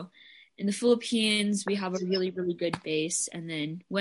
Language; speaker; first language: English; non-native, local second language; Filipino